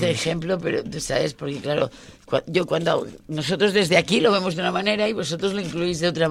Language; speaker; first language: Spanish; native; Spanish